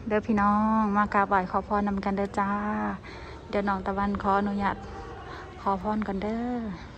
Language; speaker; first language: Thai; native; Thai